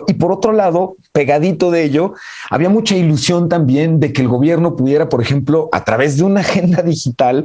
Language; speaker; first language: Spanish; native; Spanish